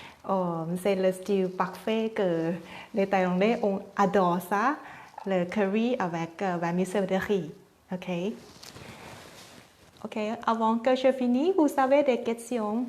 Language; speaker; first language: French; non-native, learner; Thai